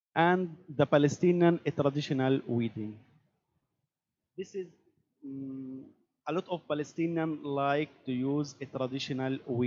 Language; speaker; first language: English; non-native, learner; Arabic